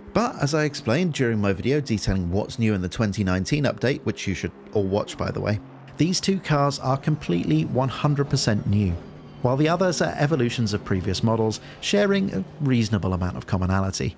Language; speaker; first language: English; native; English